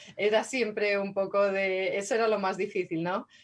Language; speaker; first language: Spanish; native; Spanish